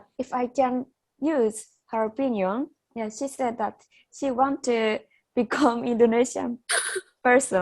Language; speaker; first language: English; non-native, fluent; Japanese